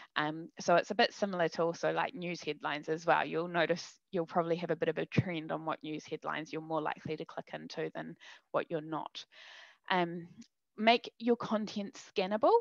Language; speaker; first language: English; native; English